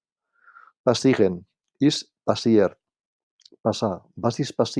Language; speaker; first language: German; non-native, fluent; Catalan